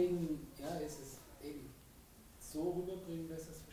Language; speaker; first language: German; native; German